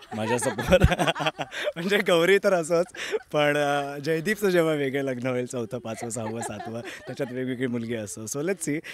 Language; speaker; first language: Marathi; native; Marathi